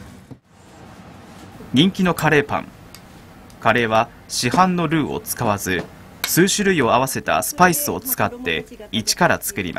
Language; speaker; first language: Japanese; native; Japanese